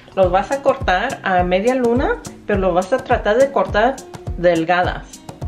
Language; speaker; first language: Spanish; early bilingual, heritage; Spanish